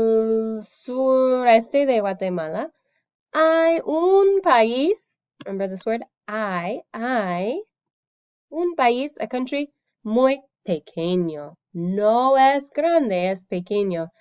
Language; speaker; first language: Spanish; non-native, fluent; English